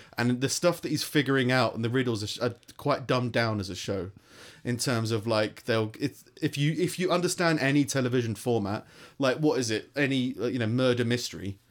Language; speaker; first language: English; native; English